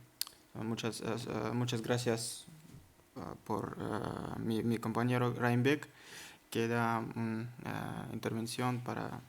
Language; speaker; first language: Spanish; non-native, learner; Kazakh